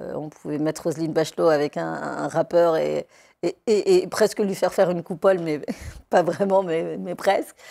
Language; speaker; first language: French; native; French